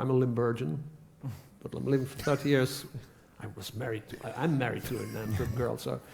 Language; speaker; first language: English; non-native, fluent; Dutch